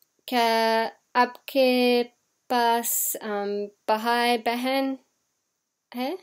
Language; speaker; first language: Hindi; non-native, learner; English